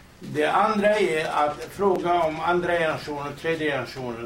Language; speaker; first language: Swedish; non-native, fluent; Kurdish